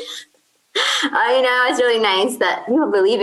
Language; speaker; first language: English; non-native, fluent; Arabic